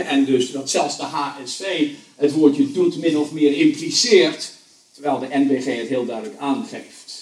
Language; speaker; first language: Dutch; native; Dutch